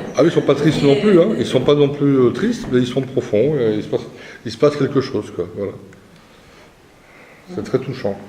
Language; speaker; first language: French; native; French